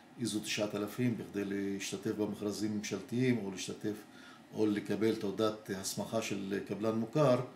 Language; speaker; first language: Hebrew; non-native, local second language; Arabic